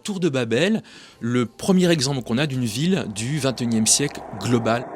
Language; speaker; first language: French; native; French